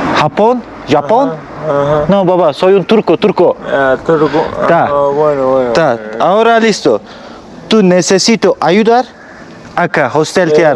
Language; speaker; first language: Spanish; non-native, learner; Turkish